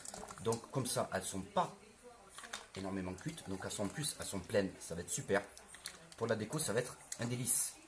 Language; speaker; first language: French; native; French